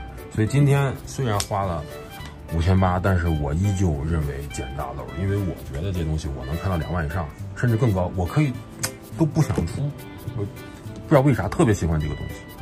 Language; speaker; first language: Chinese; native; Chinese